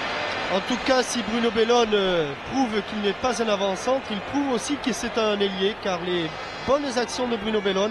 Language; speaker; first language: French; native; French